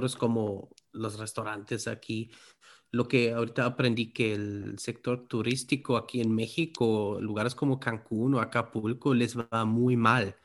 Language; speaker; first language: Spanish; non-native, fluent; German